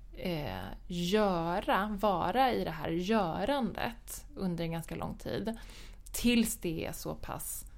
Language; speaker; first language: Swedish; native; Swedish